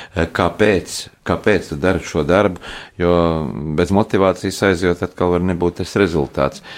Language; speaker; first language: Latvian; native; Latvian